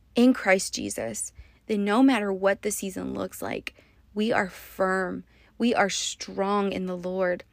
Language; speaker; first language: English; native; English